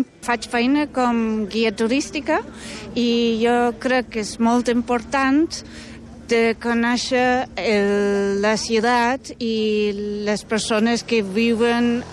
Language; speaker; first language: Catalan; non-native, learner; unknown